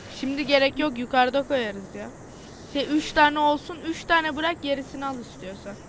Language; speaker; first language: Turkish; native; Turkish